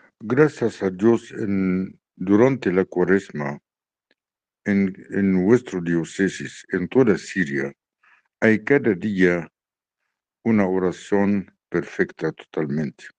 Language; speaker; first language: Spanish; non-native, learner; Arabic